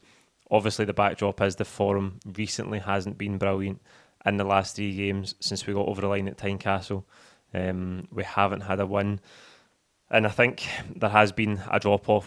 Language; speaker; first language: English; native; English